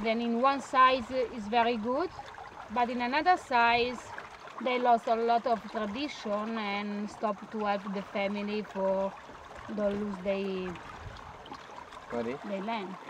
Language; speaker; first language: English; non-native, learner; Italian